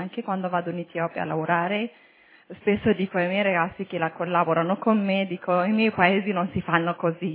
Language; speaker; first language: Italian; early bilingual, other home language; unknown